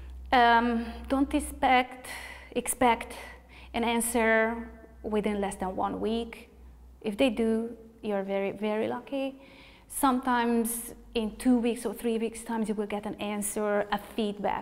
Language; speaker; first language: English; non-native, fluent; Hungarian